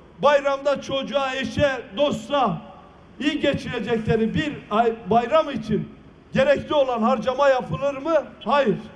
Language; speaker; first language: Turkish; non-native, local second language; Kurdish